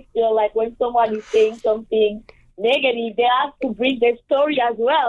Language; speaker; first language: English; non-native, fluent; French